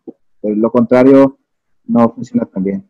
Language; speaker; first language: Spanish; native; Spanish